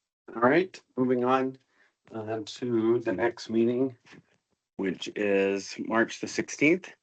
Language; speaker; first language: English; native; English